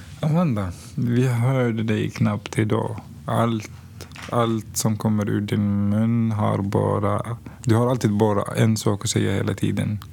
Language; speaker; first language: Swedish; non-native, fluent; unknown